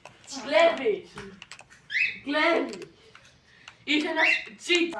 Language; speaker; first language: Greek; native; Greek